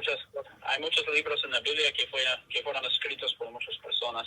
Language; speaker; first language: Spanish; non-native, fluent; English